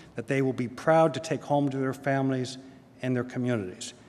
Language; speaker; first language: English; native; English